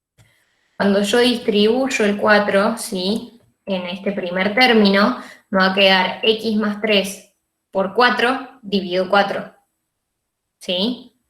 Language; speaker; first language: Spanish; native; Spanish